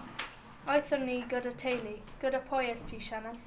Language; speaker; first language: Welsh; non-native, learner; English